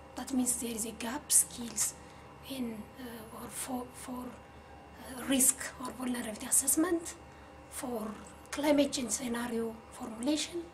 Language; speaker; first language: English; non-native, fluent; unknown